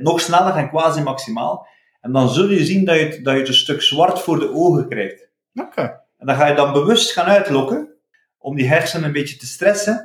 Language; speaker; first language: Dutch; native; Dutch